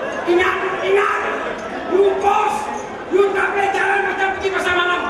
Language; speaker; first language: Malay; native; Malay